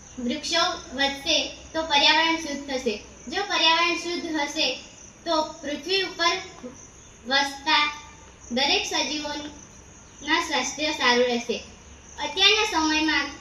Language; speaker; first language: Gujarati; non-native, local second language; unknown